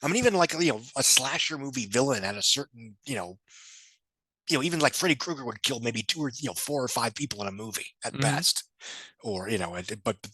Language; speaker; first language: English; native; English